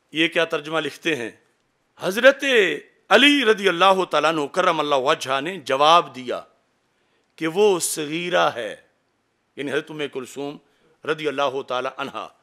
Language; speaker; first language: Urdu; non-native, local second language; Punjabi